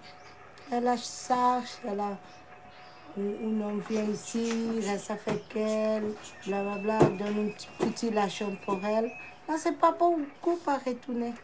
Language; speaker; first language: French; non-native, learner; Portuguese